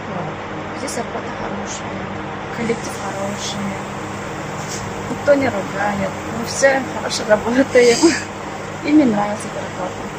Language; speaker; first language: Russian; non-native, learner; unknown